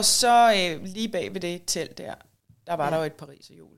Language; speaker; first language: Danish; native; Danish